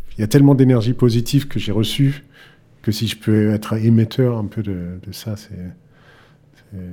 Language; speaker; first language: French; non-native, fluent; Danish